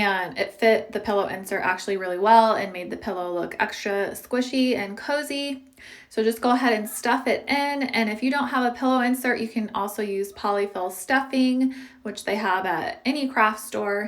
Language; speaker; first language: English; native; English